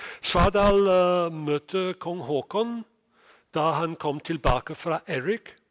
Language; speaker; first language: Norwegian; non-native, fluent; English